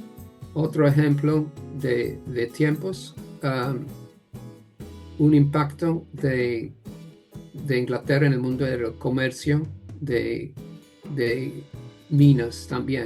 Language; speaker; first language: Spanish; non-native, fluent; English